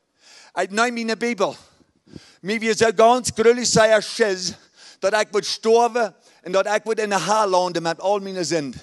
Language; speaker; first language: German; early bilingual, heritage; Plautdietsch